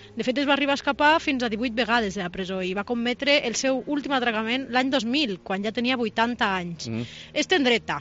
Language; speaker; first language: Catalan; native; Catalan